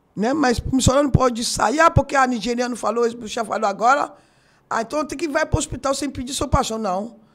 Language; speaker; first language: Portuguese; non-native, fluent; Yoruba